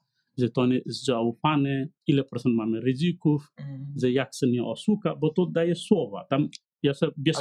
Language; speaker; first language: Polish; non-native, learner; Nepali